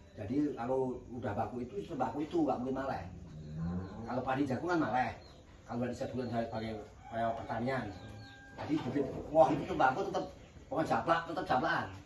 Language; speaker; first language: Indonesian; non-native, local second language; Javanese